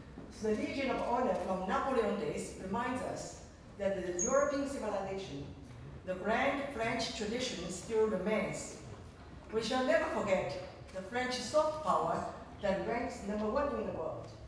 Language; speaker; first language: English; non-native, fluent; Chinese